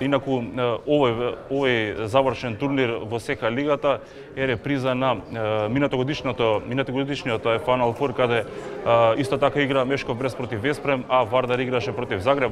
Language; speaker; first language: Macedonian; native; Macedonian